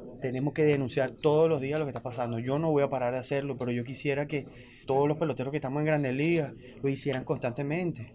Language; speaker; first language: Spanish; native; Spanish